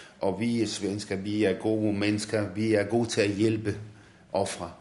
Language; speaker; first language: Swedish; non-native, fluent; Arabic